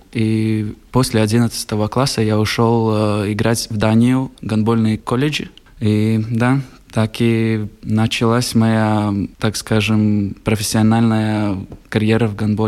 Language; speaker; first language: Russian; non-native, local second language; Latvian